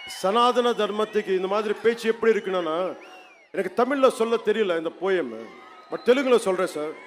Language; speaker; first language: Tamil; non-native, learner; Telugu